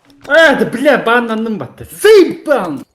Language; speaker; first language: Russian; non-native, local second language; Yakut